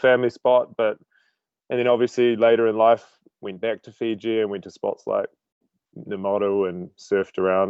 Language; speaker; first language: English; native; English